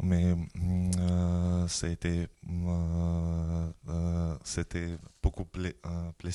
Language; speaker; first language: French; non-native, learner; Georgian